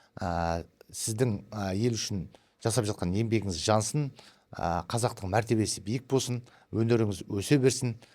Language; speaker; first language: Kazakh; early bilingual, heritage; Kazakh